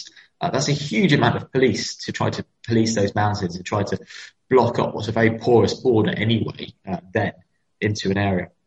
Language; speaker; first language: English; native; English